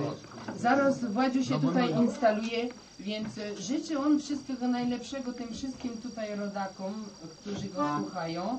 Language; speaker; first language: Polish; early bilingual, heritage; Polish